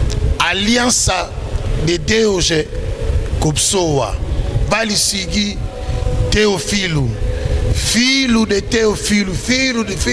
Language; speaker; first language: Portuguese; non-native, learner; Lingala